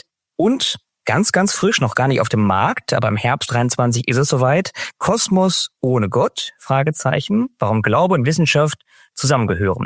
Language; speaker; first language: German; native; German